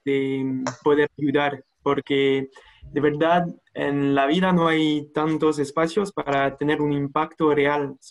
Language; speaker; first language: Spanish; non-native, fluent; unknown